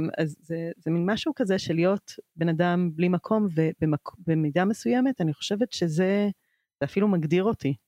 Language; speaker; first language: Hebrew; early bilingual, other home language; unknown